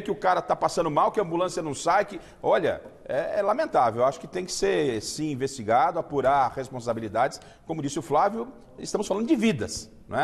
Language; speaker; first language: Portuguese; native; Portuguese